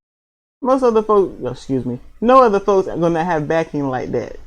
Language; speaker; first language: English; native; English